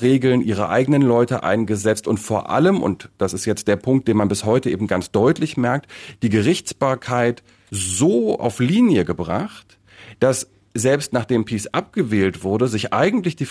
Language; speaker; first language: German; native; German